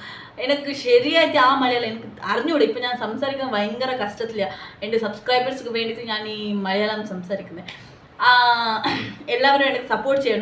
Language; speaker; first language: Malayalam; non-native, local second language; Tulu